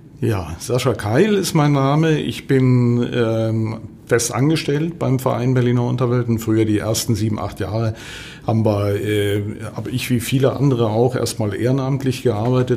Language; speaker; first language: German; native; German